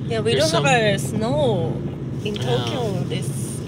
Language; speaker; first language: English; non-native, learner; Japanese